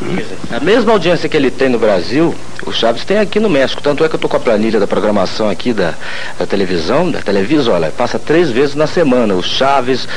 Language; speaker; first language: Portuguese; native; Portuguese